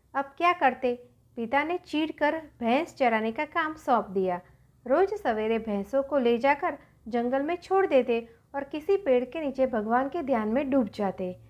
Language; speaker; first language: Hindi; non-native, local second language; Gujarati